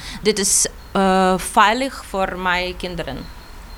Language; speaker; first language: Dutch; non-native, learner; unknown